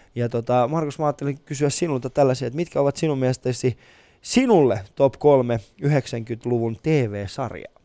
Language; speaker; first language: Finnish; non-native, fluent; Persian